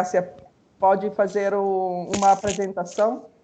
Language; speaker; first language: Portuguese; non-native, fluent; Italian